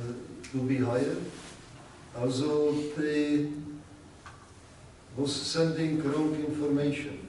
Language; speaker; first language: English; non-native, learner; Czech